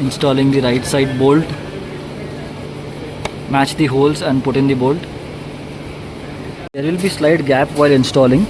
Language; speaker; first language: English; non-native, local second language; Hindi